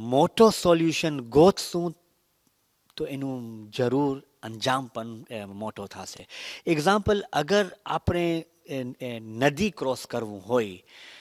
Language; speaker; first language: Gujarati; early bilingual, heritage; Gujarati